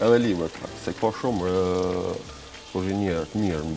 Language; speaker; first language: Albanian; early bilingual, heritage; Albanian